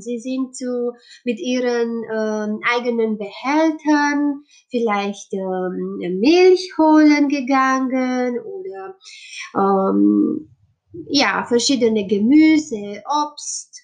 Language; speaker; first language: German; non-native, learner; Romanian